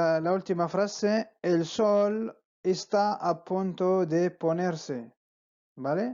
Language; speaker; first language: Spanish; non-native, fluent; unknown